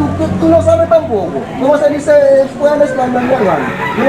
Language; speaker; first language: Spanish; non-native, local second language; Haitian Creole